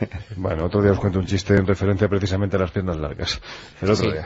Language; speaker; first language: Spanish; native; Spanish